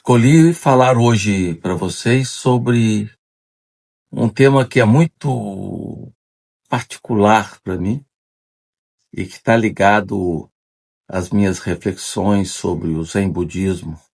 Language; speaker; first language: Portuguese; native; Portuguese